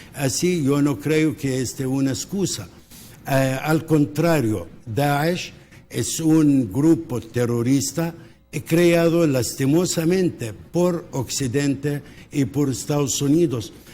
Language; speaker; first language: Spanish; early bilingual, heritage; Spanish